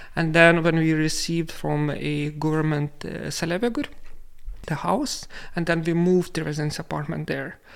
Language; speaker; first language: English; non-native, fluent; Lithuanian